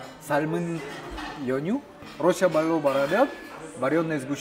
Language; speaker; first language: Korean; non-native, learner; Russian